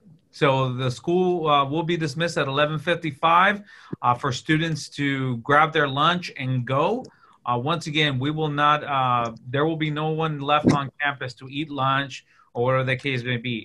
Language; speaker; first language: English; early bilingual, other home language; Spanish